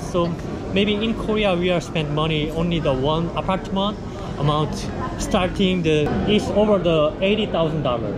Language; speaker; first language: English; non-native, learner; Korean